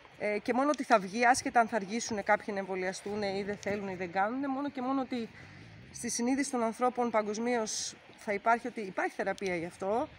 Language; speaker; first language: Greek; native; Greek